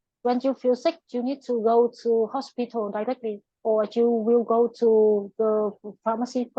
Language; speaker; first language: English; non-native, learner; Vietnamese